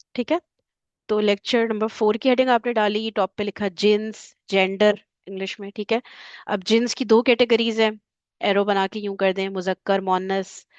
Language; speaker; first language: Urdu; native; Urdu